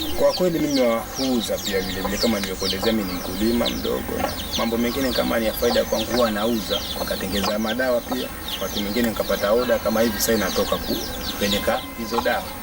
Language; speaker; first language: Swahili; non-native, local second language; Giryama